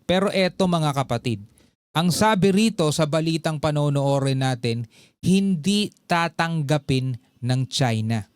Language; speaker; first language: Filipino; native; Filipino